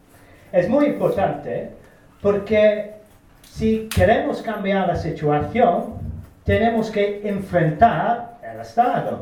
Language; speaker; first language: Spanish; non-native, learner; Turkish